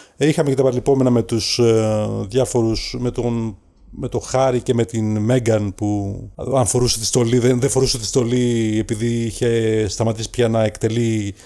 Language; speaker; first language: Greek; native; Greek